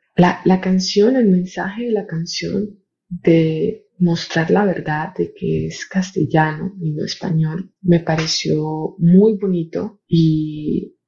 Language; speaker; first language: Spanish; native; Spanish